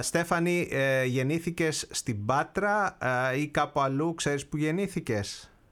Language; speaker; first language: Greek; native; Greek